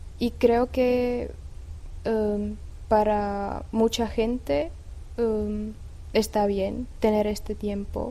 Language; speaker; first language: Spanish; non-native, fluent; Czech